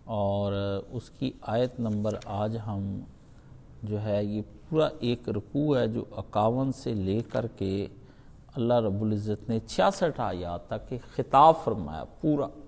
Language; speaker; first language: Urdu; non-native, local second language; Punjabi